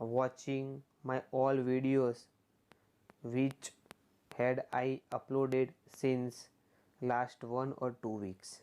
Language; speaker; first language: English; non-native, local second language; Gujarati